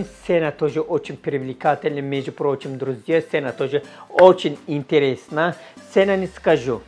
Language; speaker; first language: Russian; non-native, learner; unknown